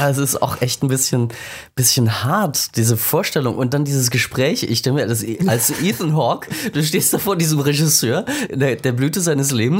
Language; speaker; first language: German; native; German